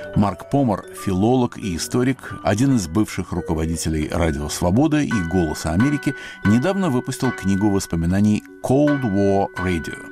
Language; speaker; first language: Russian; native; Russian